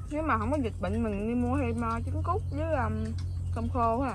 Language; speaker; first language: Vietnamese; native; Vietnamese